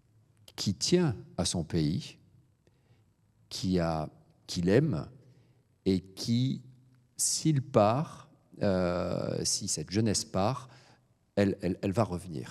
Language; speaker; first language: French; native; French